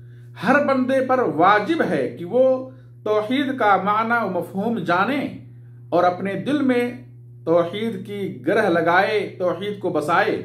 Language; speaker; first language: Urdu; native; Urdu